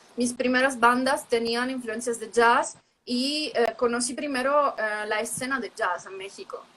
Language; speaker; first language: Spanish; non-native, fluent; Italian